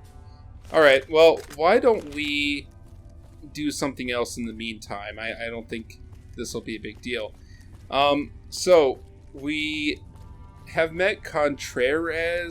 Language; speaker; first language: English; native; English